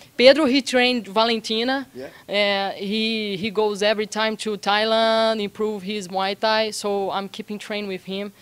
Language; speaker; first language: English; non-native, learner; Portuguese